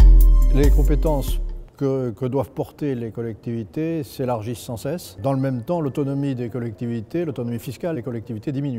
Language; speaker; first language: French; native; French